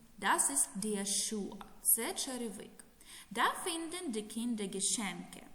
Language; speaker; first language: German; non-native, fluent; Ukrainian